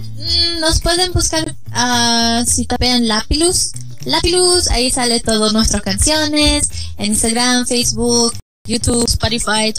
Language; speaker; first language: Spanish; non-native, learner; Korean